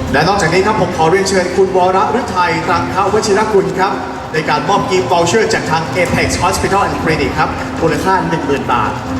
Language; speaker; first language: Thai; native; Thai